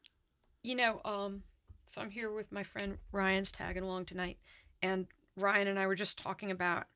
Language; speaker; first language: English; native; English